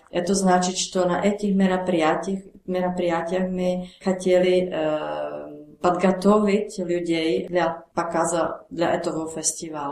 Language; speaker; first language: Russian; non-native, learner; Czech